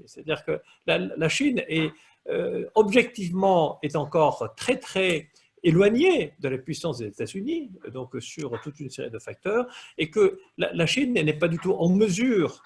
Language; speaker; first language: French; native; French